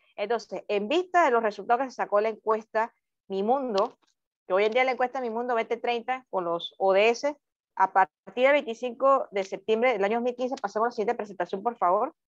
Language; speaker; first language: Spanish; native; Spanish